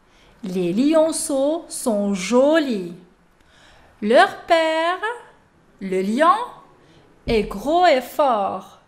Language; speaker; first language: French; non-native, local second language; Arabic